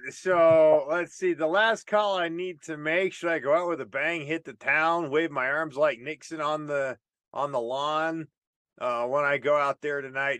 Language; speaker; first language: English; native; English